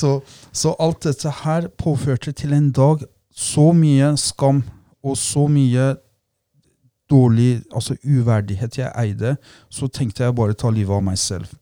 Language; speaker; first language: Norwegian; non-native, fluent; Persian